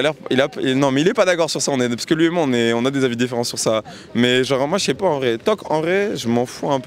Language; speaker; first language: French; native; French